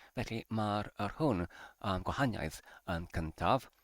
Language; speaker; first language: Welsh; non-native, learner; English